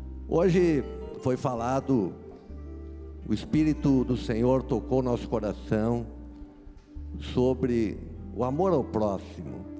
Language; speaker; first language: Portuguese; native; Portuguese